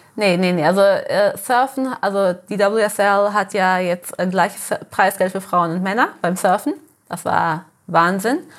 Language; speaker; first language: German; early bilingual, heritage; Portuguese